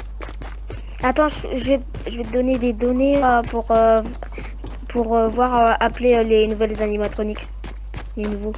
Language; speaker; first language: French; native; French